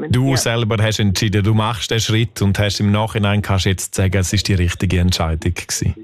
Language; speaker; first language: German; native; German